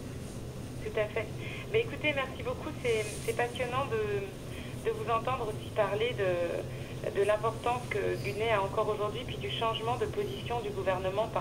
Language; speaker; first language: French; native; French